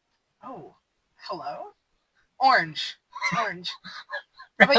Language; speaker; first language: English; native; English